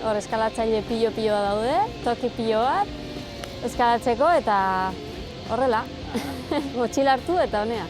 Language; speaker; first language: Basque; non-native, learner; Spanish